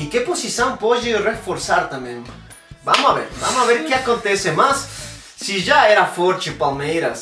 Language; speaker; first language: Portuguese; non-native, fluent; Spanish